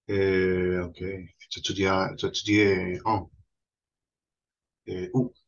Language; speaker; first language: French; non-native, fluent; Spanish